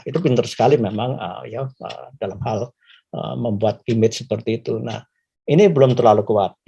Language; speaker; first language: Indonesian; native; Indonesian